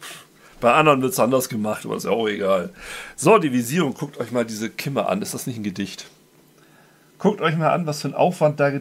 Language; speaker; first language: German; native; German